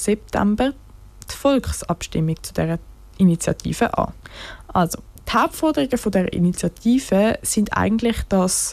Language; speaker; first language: German; native; German